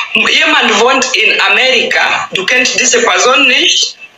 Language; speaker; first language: German; non-native, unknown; Swahili